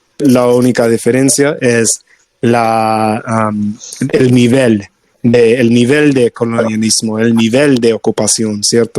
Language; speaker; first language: Spanish; non-native, fluent; English